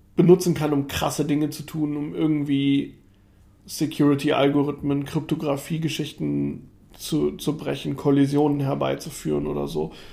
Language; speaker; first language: German; native; German